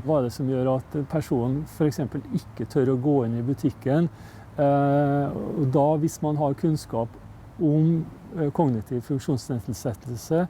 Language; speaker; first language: Norwegian; native; Norwegian